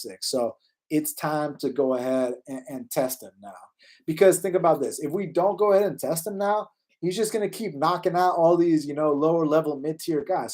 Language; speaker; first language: English; native; English